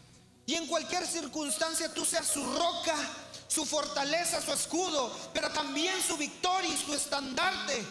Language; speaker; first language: Spanish; native; Spanish